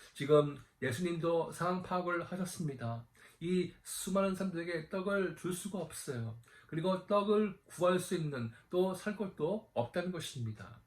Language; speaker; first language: Korean; native; Korean